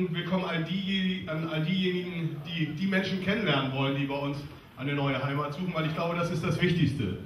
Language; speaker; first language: German; native; German